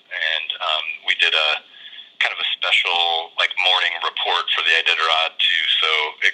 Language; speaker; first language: English; native; English